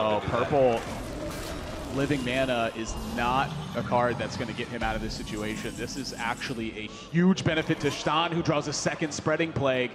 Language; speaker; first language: English; native; English